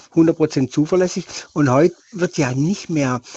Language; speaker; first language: German; native; German